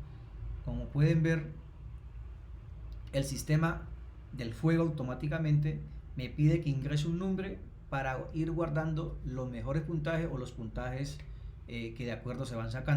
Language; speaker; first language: Spanish; native; Spanish